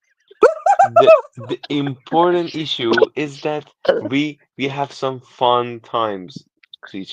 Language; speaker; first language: English; non-native, learner; Persian